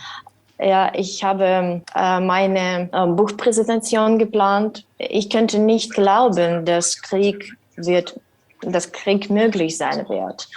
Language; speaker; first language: German; non-native, learner; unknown